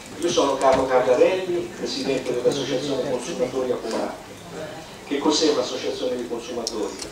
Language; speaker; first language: Italian; native; Italian